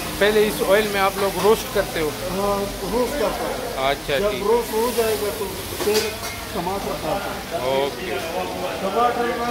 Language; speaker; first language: Urdu; non-native, local second language; Pashto